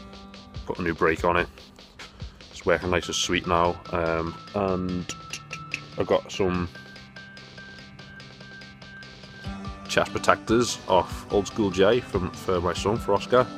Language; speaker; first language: English; native; English